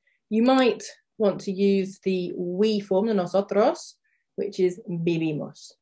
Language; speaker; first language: English; native; English